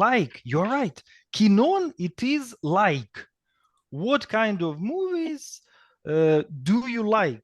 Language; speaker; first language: English; non-native, fluent; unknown